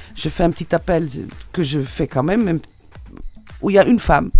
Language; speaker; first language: French; non-native, fluent; Dutch